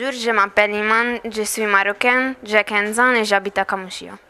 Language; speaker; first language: French; non-native, learner; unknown